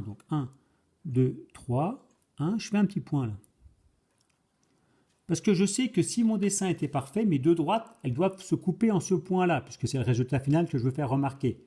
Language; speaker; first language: French; native; French